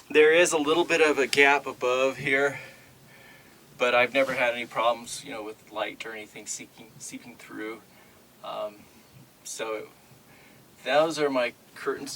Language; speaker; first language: English; native; English